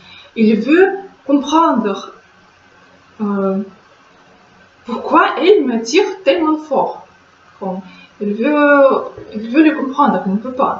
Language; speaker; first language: French; non-native, fluent; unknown